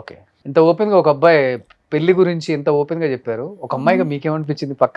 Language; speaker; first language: Telugu; native; Telugu